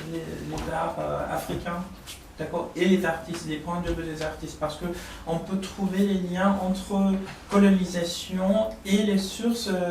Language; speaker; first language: French; non-native, learner; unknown